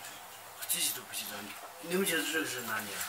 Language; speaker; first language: Chinese; non-native, local second language; Tibetan